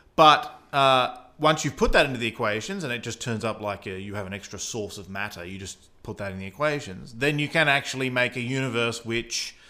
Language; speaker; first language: English; native; English